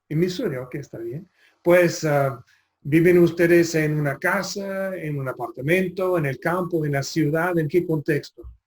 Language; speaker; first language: Spanish; non-native, fluent; English